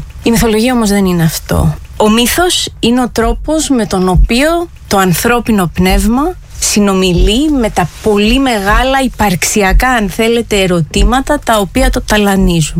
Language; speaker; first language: Greek; native; Greek